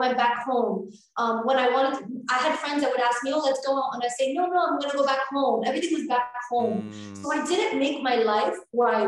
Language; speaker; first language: English; early bilingual, other home language; Spanish